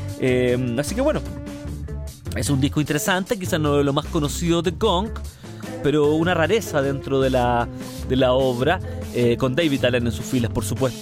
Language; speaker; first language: Spanish; native; Spanish